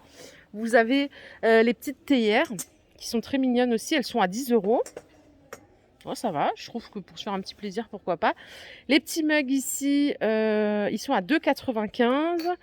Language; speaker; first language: French; native; French